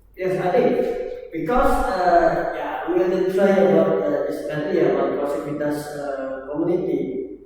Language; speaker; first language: English; non-native, learner; Indonesian